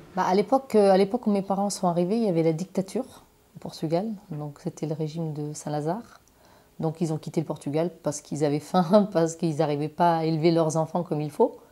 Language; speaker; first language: French; early bilingual, other home language; Portuguese